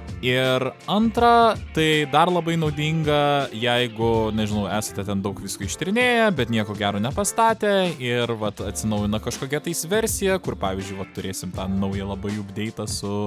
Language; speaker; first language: Lithuanian; native; Lithuanian